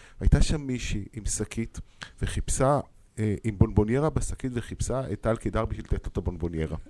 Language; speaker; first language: Hebrew; native; Hebrew